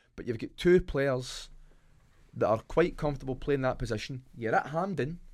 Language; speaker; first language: English; native; English